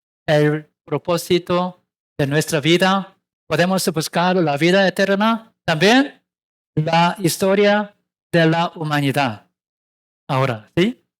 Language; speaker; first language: Spanish; non-native, learner; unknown